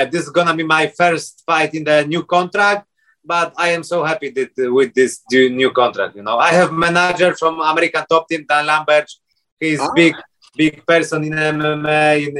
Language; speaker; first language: English; non-native, learner; Polish